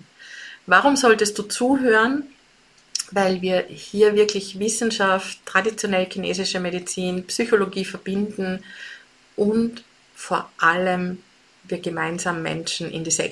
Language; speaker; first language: German; native; German